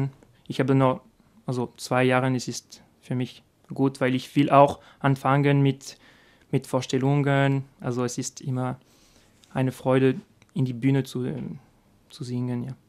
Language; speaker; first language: German; non-native, learner; French